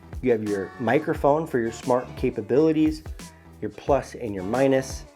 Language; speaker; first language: English; native; English